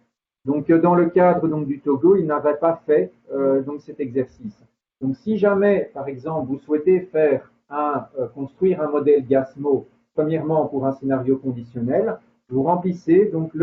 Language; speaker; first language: French; native; French